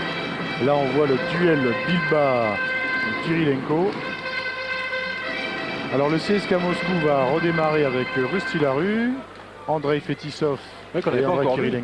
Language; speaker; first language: French; native; French